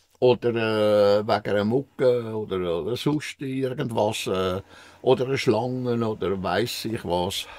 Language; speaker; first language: German; native; German